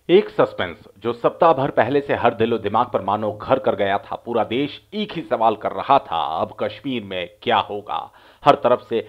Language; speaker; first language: Hindi; native; Hindi